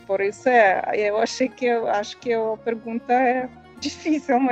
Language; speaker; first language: Portuguese; non-native, learner; Russian